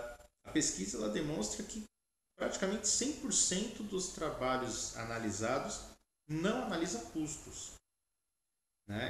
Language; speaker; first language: Portuguese; native; Portuguese